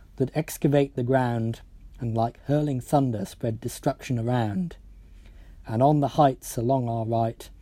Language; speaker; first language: English; native; English